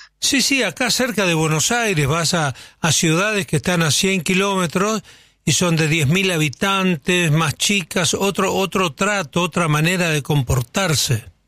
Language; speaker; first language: Spanish; native; Spanish